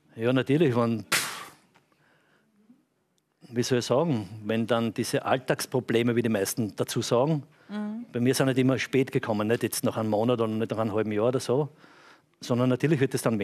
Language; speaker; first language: German; native; German